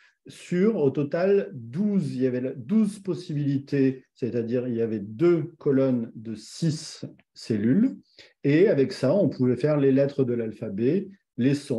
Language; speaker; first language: French; native; French